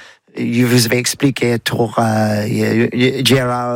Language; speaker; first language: French; non-native, learner; English